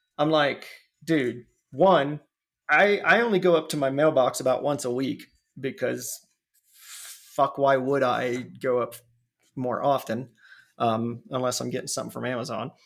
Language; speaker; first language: English; native; English